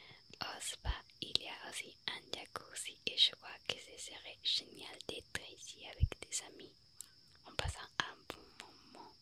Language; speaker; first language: French; non-native, fluent; Spanish